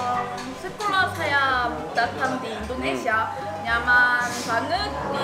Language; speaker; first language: Indonesian; non-native, learner; Korean